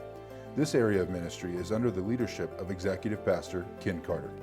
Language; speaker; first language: English; native; English